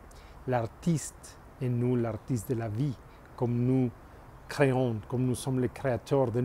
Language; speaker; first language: French; non-native, learner; Spanish